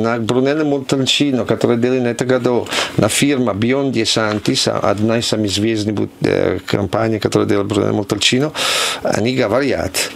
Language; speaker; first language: Russian; non-native, learner; Italian